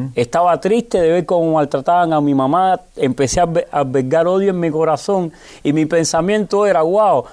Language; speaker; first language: Spanish; native; Spanish